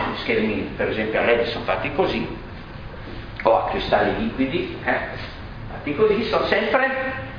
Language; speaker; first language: Italian; native; Italian